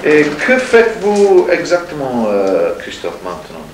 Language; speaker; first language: French; non-native, learner; English